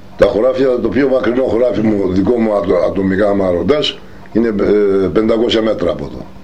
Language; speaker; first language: Greek; non-native, local second language; Turkish